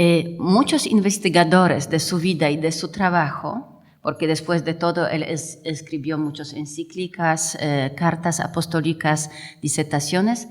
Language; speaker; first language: Spanish; non-native, fluent; Polish